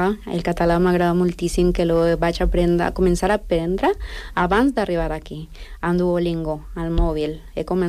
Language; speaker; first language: Catalan; non-native, fluent; Spanish